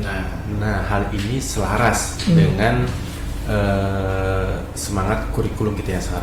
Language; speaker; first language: Indonesian; non-native, local second language; Banjar